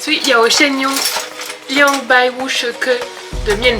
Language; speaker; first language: Chinese; non-native, fluent; French